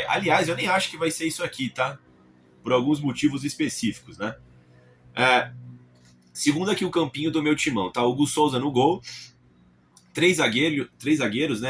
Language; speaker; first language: Portuguese; native; Portuguese